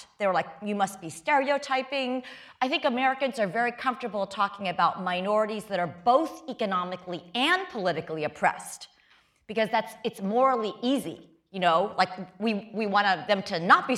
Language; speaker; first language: English; early bilingual, other home language; Chinese